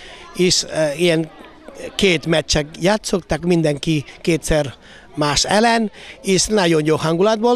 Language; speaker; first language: Hungarian; non-native, fluent; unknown